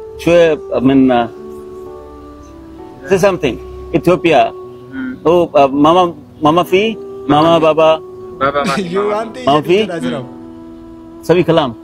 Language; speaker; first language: Arabic; non-native, learner; Oromo